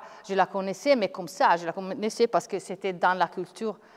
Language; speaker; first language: French; non-native, fluent; Italian